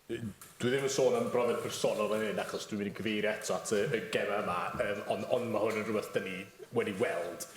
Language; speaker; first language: Welsh; native; Welsh